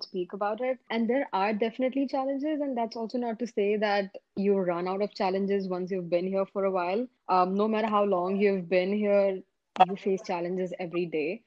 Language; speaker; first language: English; non-native, local second language; Hindi